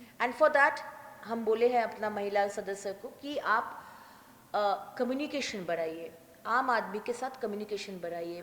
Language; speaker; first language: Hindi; non-native, local second language; Bangla